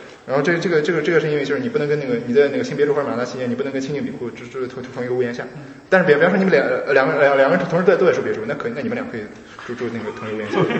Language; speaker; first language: Chinese; native; Chinese